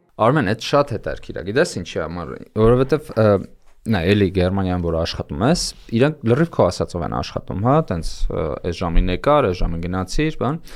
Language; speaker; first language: Armenian; native; Armenian